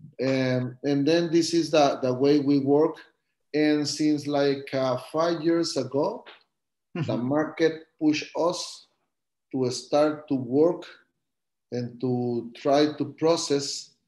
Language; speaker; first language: English; non-native, learner; Spanish